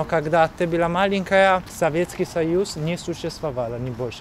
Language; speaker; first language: Russian; non-native, learner; Italian